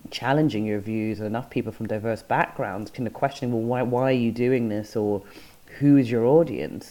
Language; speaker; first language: English; native; English